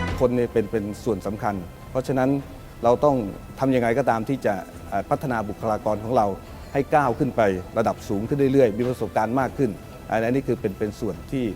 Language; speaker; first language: Thai; native; Thai